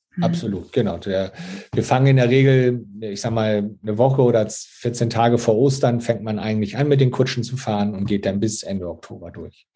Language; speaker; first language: German; native; German